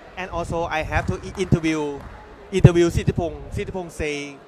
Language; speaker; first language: English; non-native, learner; Thai